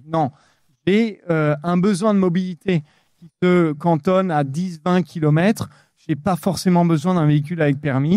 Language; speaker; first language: French; native; French